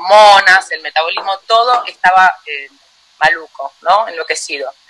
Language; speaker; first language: Portuguese; non-native, learner; Spanish